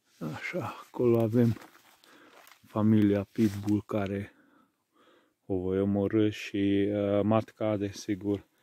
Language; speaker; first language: Romanian; non-native, local second language; Hungarian